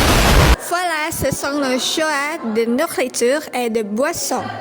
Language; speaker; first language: French; non-native, learner; Indonesian